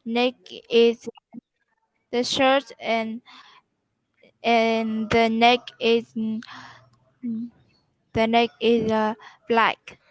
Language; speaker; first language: English; non-native, learner; Vietnamese